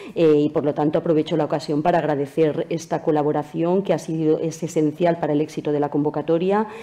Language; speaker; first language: Spanish; non-native, local second language; Catalan